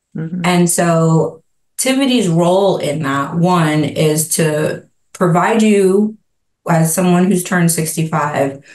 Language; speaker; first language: English; native; English